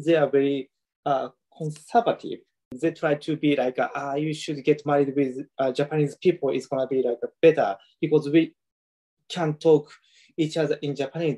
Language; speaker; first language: English; non-native, learner; Japanese